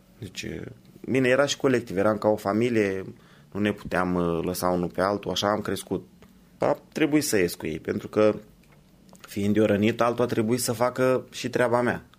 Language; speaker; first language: Romanian; native; Romanian